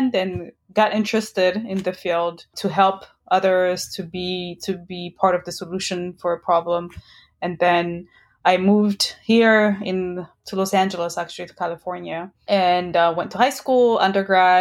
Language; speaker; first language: English; non-native, fluent; Amharic